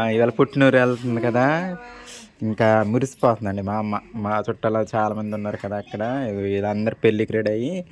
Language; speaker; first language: Telugu; native; Telugu